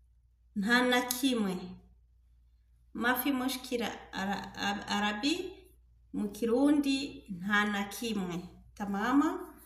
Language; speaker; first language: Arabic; non-native, learner; Rundi